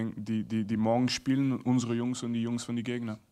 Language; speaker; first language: German; non-native, fluent; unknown